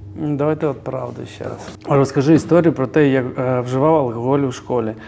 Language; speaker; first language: Ukrainian; early bilingual, other home language; Georgian